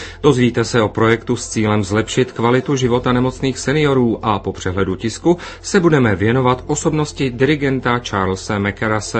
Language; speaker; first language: Czech; native; Czech